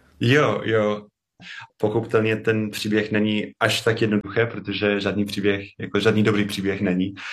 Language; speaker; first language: Czech; non-native, fluent; English